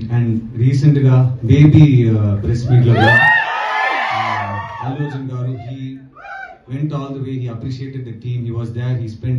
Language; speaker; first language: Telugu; non-native, learner; Tamil